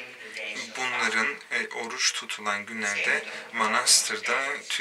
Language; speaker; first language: Turkish; native; Turkish